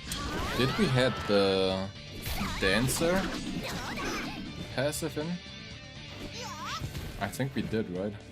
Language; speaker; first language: English; non-native, fluent; German